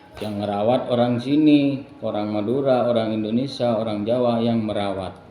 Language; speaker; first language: Indonesian; non-native, local second language; Madurese